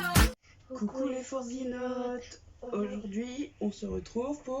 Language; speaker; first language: French; native; French